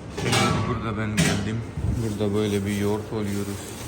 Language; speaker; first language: Turkish; non-native, learner; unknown